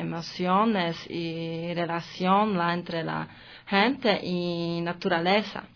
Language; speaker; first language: Spanish; non-native, learner; Polish